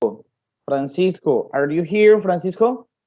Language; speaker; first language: English; non-native, fluent; Spanish